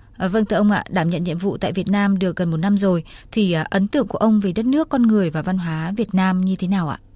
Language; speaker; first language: Vietnamese; native; Vietnamese